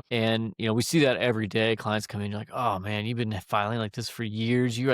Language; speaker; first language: English; native; English